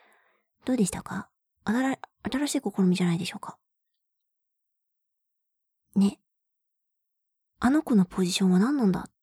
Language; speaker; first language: Japanese; native; Japanese